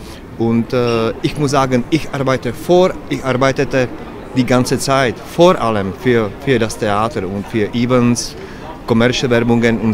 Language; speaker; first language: German; non-native, learner; Czech